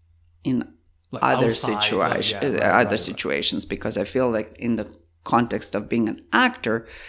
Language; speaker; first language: English; non-native, fluent; Croatian